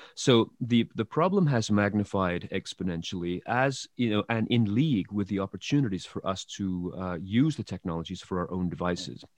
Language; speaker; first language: English; native; English